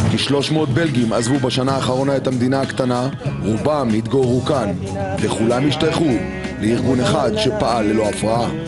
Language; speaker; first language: Hebrew; native; Hebrew